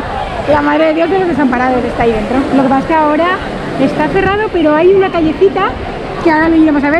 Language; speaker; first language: Spanish; native; Spanish